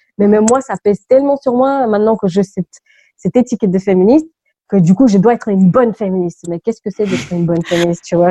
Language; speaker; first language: French; early bilingual, other home language; English